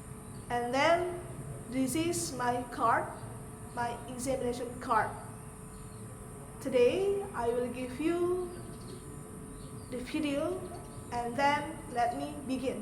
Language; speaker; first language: English; non-native, fluent; Indonesian